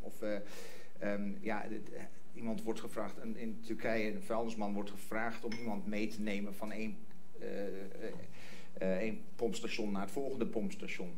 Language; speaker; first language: Dutch; non-native, fluent; English